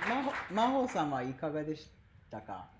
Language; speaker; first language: Japanese; non-native, fluent; English